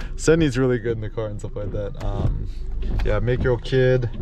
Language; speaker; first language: English; early bilingual, other home language; Korean